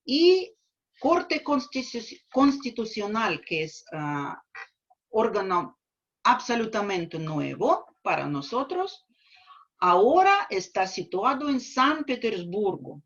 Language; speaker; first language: Spanish; non-native, fluent; Russian